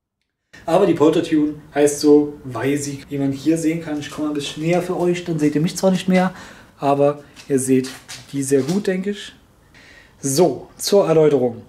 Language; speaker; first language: German; native; German